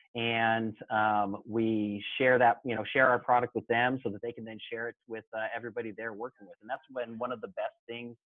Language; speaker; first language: English; native; English